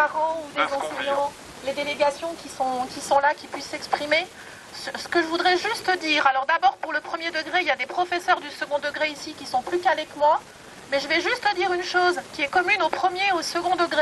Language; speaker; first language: French; native; French